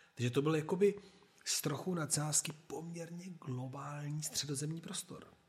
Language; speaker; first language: Czech; non-native, fluent; Italian